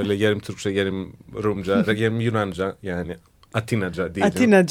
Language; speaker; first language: Turkish; non-native, fluent; Greek